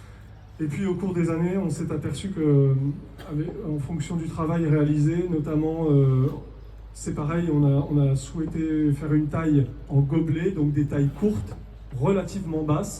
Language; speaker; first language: French; native; French